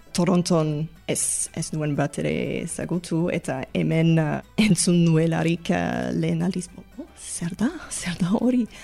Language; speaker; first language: Basque; non-native, learner; English